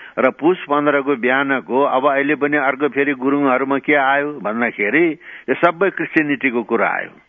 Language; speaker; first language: Nepali; non-native, local second language; Gurung